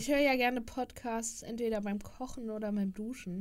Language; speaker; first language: German; native; German